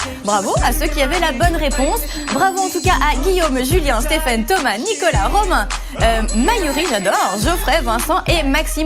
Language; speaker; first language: French; native; French